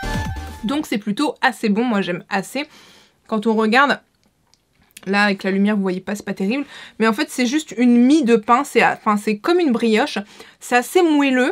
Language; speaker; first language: French; native; French